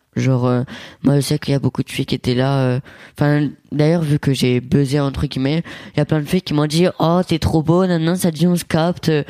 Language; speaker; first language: French; native; French